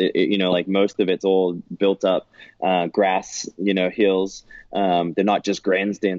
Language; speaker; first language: English; native; English